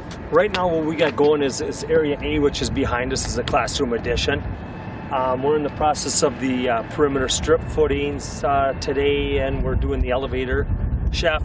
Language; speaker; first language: English; native; English